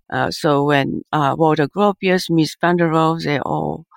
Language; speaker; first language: English; early bilingual, other home language; Japanese